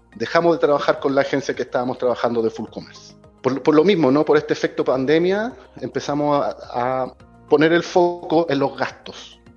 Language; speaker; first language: Spanish; native; Spanish